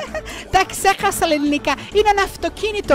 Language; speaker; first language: Greek; early bilingual, heritage; Greek